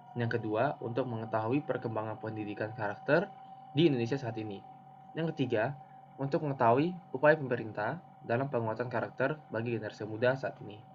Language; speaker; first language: Indonesian; native; Indonesian